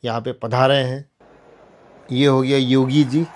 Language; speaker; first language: Hindi; non-native, local second language; Assamese